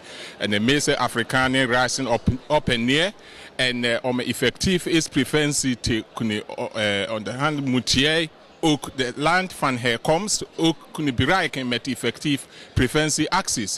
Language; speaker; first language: Dutch; non-native, fluent; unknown